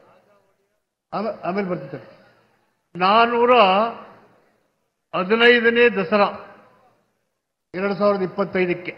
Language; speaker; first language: Kannada; native; Kannada